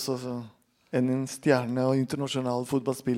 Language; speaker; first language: Norwegian; non-native, fluent; Spanish